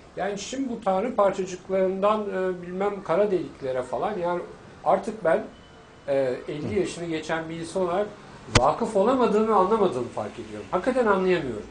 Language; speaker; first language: Turkish; native; Turkish